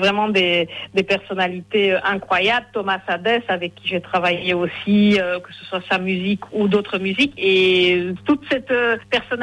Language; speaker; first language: French; non-native, fluent; Hungarian